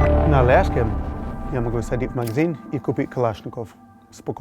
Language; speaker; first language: Russian; non-native, fluent; English